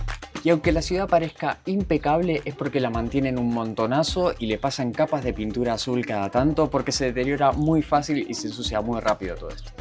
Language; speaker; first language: Spanish; native; Spanish